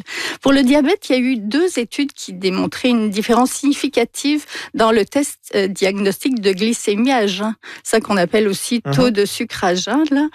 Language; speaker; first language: French; native; French